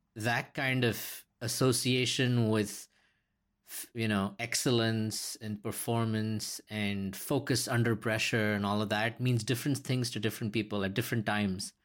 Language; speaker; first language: English; early bilingual, other home language; Hindi